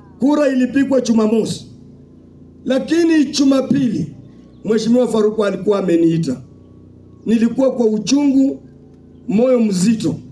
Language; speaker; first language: Swahili; non-native, local second language; Luyia